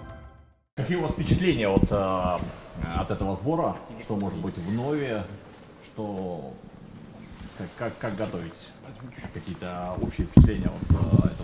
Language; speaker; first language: Russian; native; Russian